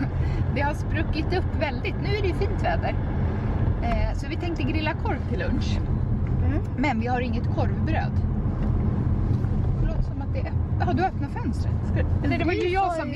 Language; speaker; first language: Swedish; native; Swedish